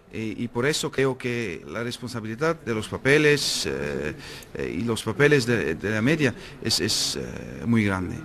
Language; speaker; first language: Spanish; non-native, learner; Dutch